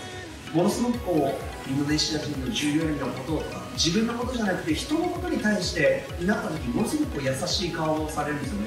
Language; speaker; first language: Japanese; native; Japanese